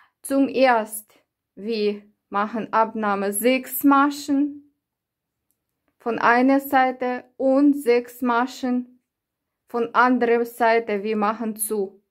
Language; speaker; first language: German; non-native, learner; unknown